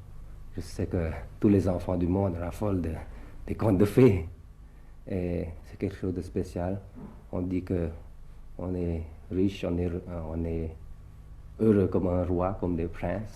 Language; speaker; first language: French; early bilingual, other home language; Thai